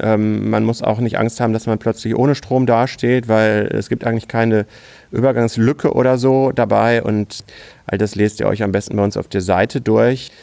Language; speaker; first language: German; native; German